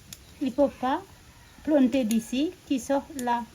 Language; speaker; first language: French; non-native, learner; Indonesian